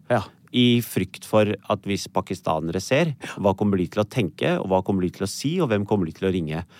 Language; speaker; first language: Norwegian; early bilingual, other home language; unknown